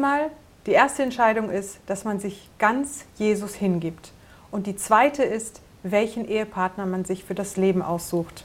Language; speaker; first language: German; native; German